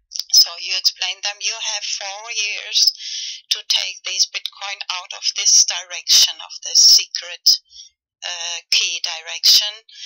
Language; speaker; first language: English; non-native, fluent; German